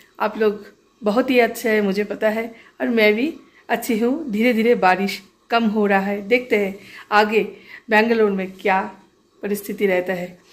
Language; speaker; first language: Hindi; non-native, local second language; Bangla